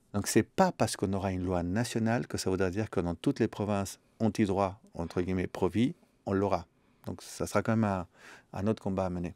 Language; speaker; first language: French; early bilingual, other home language; Spanish